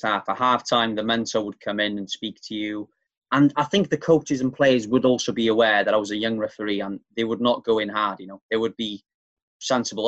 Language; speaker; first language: English; native; English